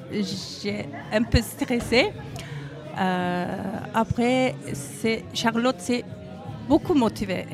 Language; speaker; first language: French; non-native, learner; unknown